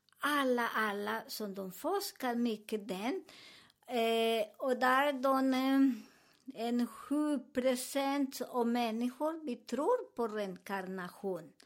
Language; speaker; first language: Swedish; non-native, learner; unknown